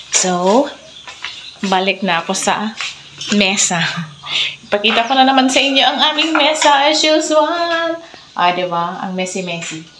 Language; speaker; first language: Filipino; non-native, local second language; Cebuano